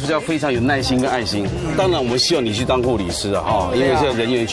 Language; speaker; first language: Chinese; native; Chinese